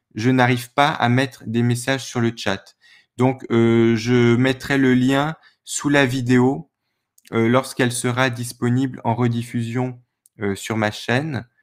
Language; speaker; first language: French; native; French